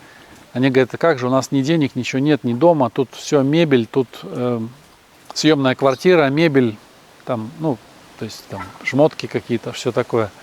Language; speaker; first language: Russian; native; Russian